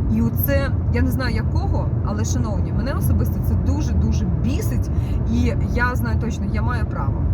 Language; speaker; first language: Ukrainian; non-native, local second language; Russian